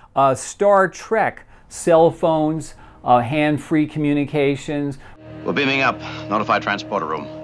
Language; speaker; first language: English; native; English